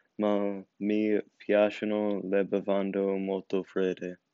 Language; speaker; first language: Italian; non-native, learner; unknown